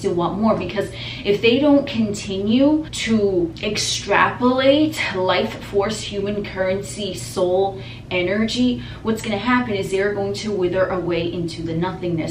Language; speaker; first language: English; native; English